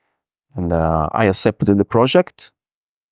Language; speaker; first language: English; non-native, learner; Italian